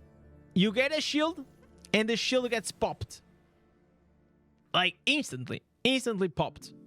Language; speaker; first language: English; non-native, fluent; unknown